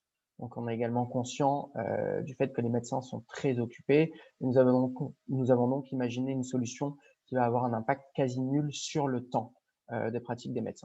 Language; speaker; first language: French; native; French